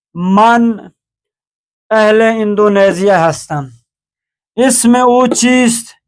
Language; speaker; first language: Persian; non-native, fluent; Urdu